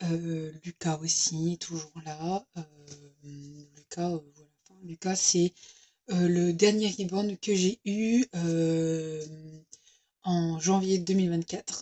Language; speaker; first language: French; native; French